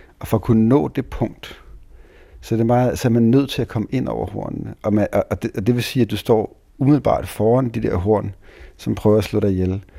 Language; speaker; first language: Danish; native; Danish